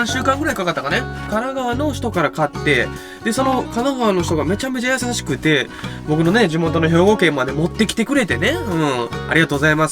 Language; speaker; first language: Japanese; native; Japanese